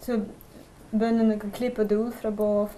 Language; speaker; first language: Danish; non-native, learner; Russian